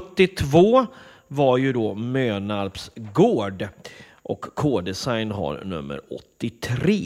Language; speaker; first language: Swedish; native; Swedish